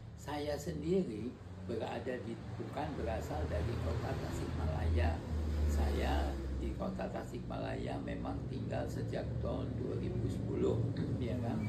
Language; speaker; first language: Indonesian; non-native, local second language; Dutch